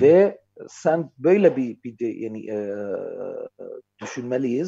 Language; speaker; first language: Turkish; non-native, fluent; Armenian